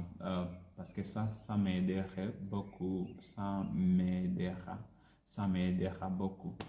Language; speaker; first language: French; non-native, learner; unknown